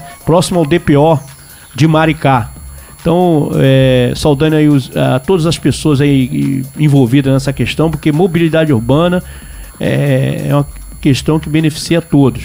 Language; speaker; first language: Portuguese; native; Portuguese